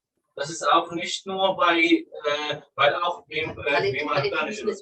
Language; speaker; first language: German; non-native, learner; Arabic